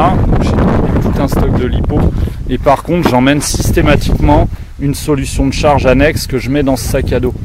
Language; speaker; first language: French; native; French